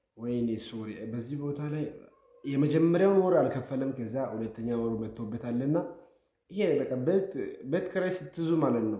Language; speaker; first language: Amharic; non-native, local second language; Wolaytta